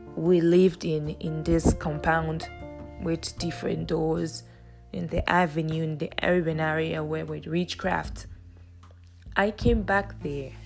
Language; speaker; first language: English; early bilingual, other home language; Lingala